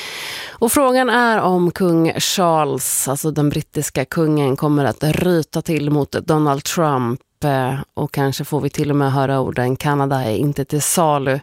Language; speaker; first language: Swedish; native; Swedish